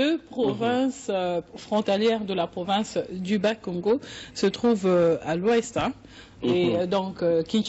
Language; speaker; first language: French; non-native, local second language; Lingala